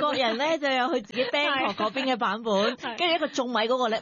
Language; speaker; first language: Cantonese; native; Cantonese